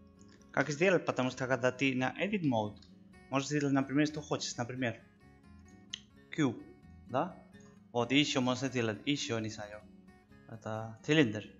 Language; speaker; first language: Russian; non-native, learner; Spanish